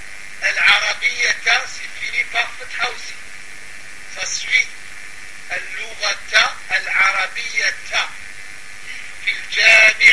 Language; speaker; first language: Arabic; non-native, fluent; French